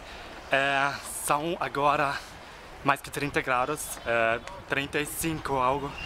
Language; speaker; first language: Portuguese; non-native, fluent; German